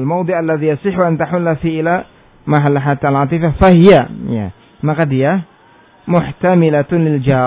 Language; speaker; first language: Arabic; non-native, fluent; Indonesian